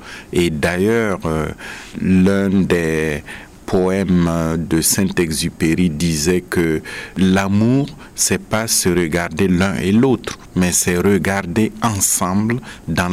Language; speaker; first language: French; non-native, local second language; Mossi